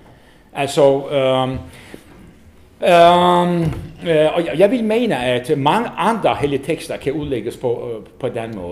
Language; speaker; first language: Danish; non-native, fluent; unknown